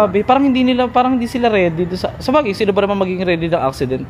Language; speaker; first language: Filipino; native; Filipino